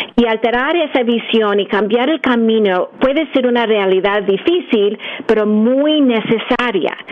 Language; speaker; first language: Spanish; early bilingual, heritage; English